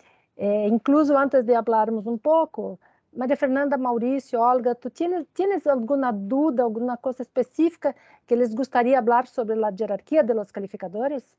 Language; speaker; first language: Spanish; non-native, fluent; Portuguese